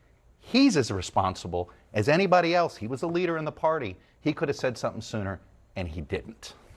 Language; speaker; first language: English; native; English